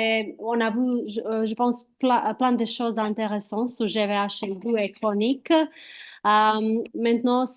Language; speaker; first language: French; non-native, fluent; Croatian